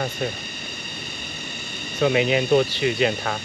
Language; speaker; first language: Chinese; non-native, fluent; Japanese